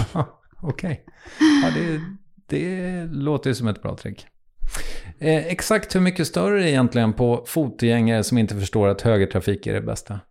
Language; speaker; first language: Swedish; native; Swedish